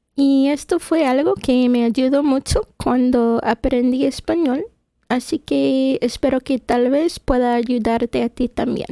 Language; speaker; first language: Spanish; non-native, fluent; English